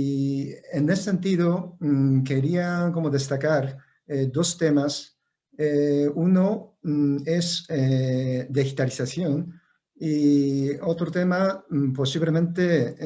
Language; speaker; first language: Spanish; non-native, fluent; Japanese